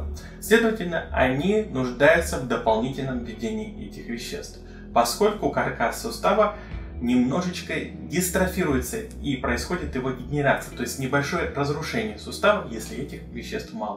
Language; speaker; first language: Russian; native; Russian